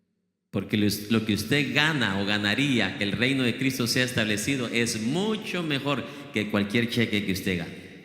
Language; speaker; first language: Spanish; native; Spanish